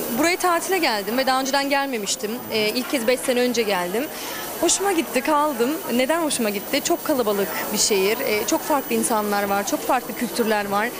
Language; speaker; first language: Turkish; early bilingual, heritage; Turkish